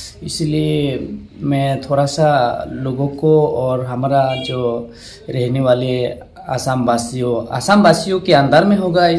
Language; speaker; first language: Hindi; non-native, local second language; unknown